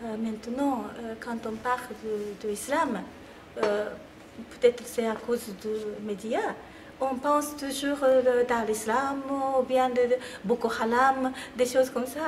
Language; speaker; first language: French; non-native, fluent; Japanese